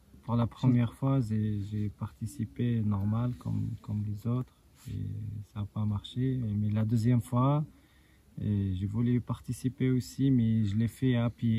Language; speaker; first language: French; non-native, local second language; Arabic